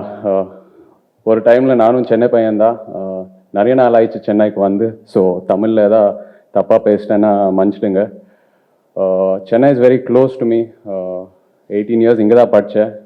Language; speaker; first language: Tamil; non-native, local second language; Telugu